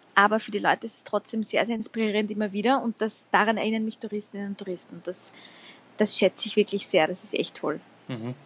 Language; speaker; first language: German; native; German